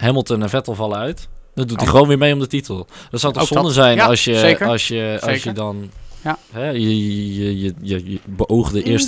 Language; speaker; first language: Dutch; native; Dutch